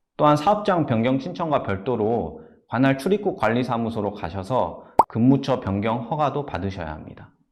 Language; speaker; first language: Korean; native; Korean